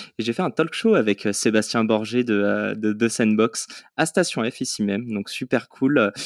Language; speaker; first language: French; native; French